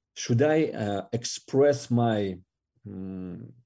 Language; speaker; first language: English; non-native, fluent; Russian